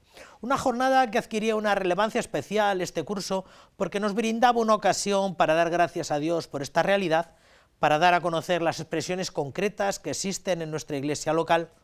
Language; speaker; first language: Spanish; native; Spanish